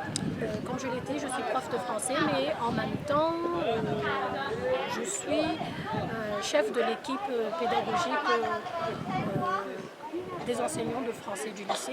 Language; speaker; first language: French; non-native, local second language; Malagasy